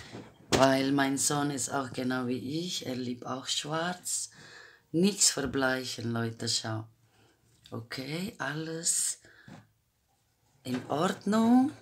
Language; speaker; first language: German; non-native, fluent; Croatian